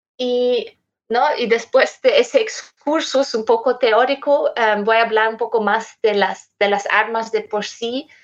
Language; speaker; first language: Spanish; non-native, fluent; German